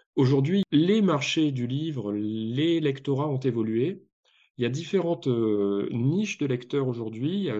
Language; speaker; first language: French; native; French